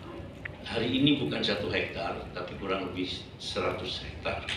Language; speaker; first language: Indonesian; native; Indonesian